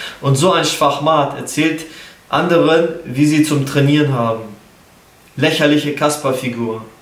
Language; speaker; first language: German; early bilingual, other home language; Polish